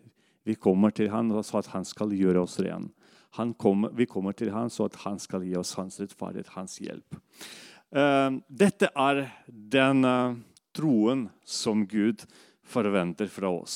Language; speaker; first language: Swedish; non-native, learner; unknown